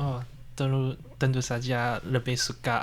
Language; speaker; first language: Indonesian; non-native, learner; Chinese